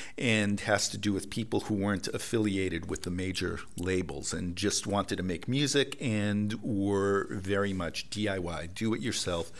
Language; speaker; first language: English; native; English